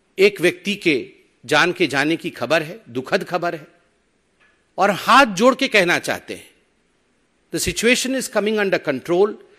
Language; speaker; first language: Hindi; non-native, local second language; Odia